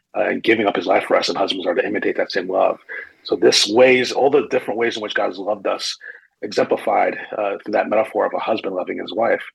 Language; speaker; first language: English; native; English